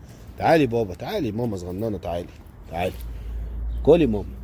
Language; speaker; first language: Arabic; native; Arabic